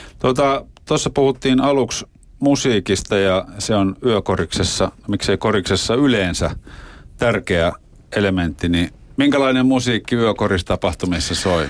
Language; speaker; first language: Finnish; native; Finnish